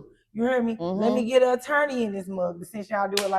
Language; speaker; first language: English; native; English